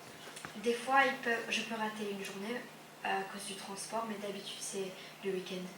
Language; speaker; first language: French; non-native, local second language; English